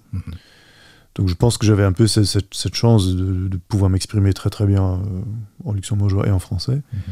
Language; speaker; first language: French; non-native, local second language; Luxembourgish